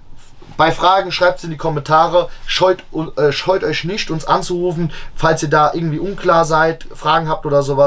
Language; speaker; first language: German; native; German